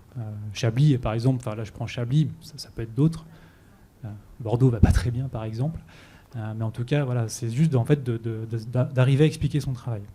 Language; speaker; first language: French; native; French